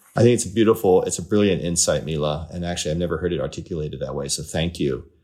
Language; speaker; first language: English; native; English